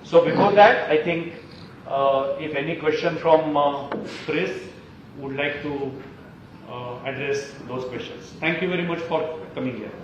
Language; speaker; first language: English; non-native, local second language; Marathi